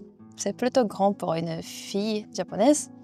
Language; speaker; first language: French; non-native, fluent; Japanese